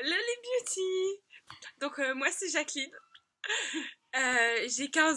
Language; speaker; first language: French; native; French